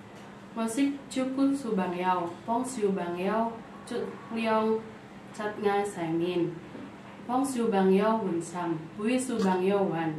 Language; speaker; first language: Cantonese; non-native, learner; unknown